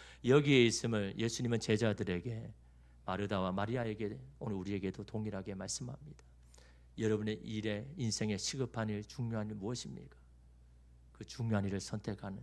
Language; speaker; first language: Korean; native; Korean